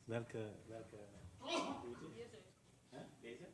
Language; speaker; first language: Dutch; non-native, learner; English